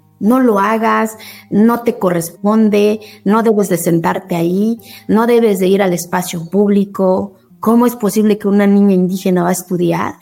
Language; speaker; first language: Spanish; non-native, local second language; Zapotec